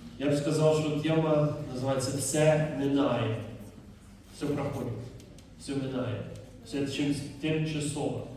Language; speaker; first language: Ukrainian; non-native, fluent; Dutch